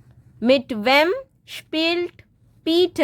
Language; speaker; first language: German; non-native, fluent; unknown